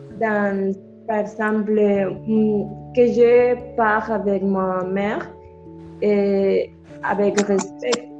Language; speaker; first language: French; non-native, learner; Spanish